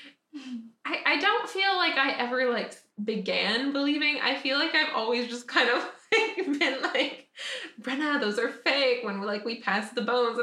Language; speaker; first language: English; native; English